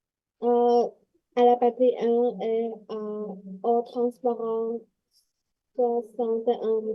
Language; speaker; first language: French; non-native, learner; Vietnamese